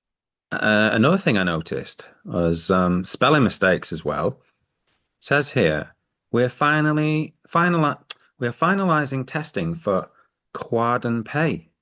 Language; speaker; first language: English; native; English